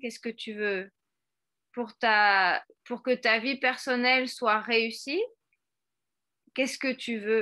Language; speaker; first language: French; non-native, fluent; Spanish